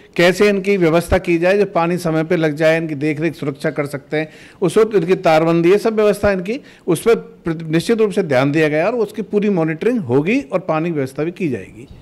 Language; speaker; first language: Hindi; native; Hindi